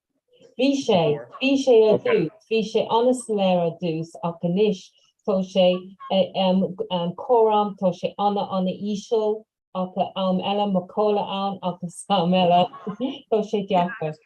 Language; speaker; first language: Irish; non-native, local second language; English